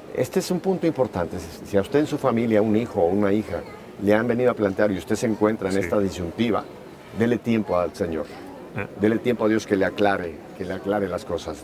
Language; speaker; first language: Spanish; native; Spanish